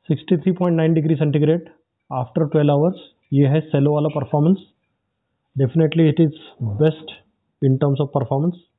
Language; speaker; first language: Hindi; non-native, local second language; Marathi